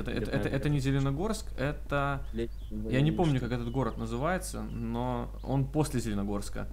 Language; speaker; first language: Russian; native; Russian